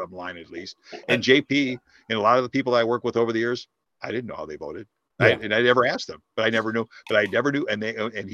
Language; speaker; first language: English; native; English